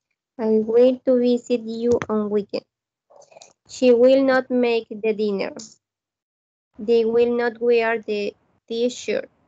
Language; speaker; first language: English; non-native, learner; Spanish